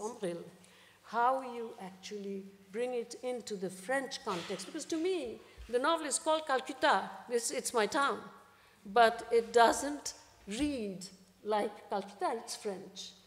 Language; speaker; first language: English; non-native, local second language; Bangla